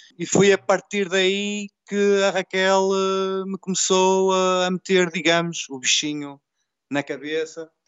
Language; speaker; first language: Portuguese; native; Portuguese